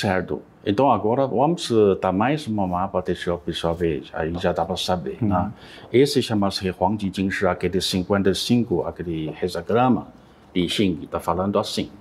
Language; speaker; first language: Portuguese; non-native, learner; Chinese